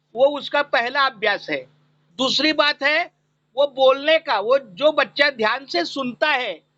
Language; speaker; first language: Hindi; non-native, local second language; Marathi